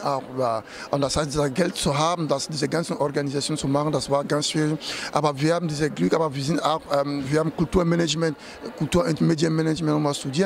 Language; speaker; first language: German; non-native, fluent; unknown